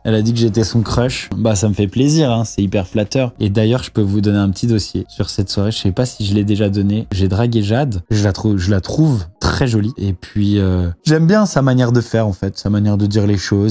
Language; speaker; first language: French; native; French